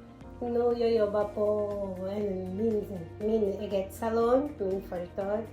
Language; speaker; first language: Swedish; non-native, learner; Portuguese